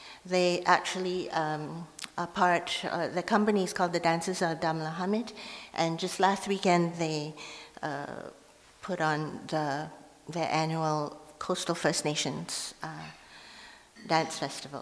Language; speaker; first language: English; non-native, local second language; Min Nan Chinese